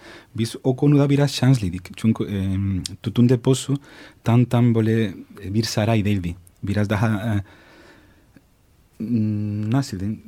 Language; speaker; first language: Turkish; non-native, fluent; Spanish